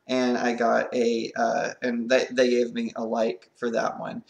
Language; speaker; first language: English; native; English